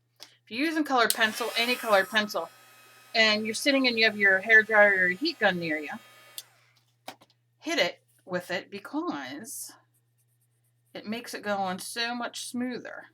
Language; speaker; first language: English; native; English